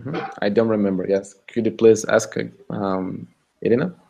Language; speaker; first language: English; non-native, fluent; Russian